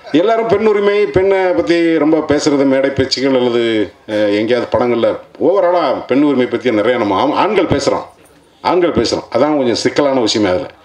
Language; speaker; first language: Tamil; native; Tamil